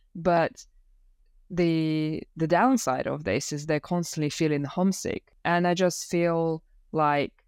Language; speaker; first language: English; non-native, fluent; Russian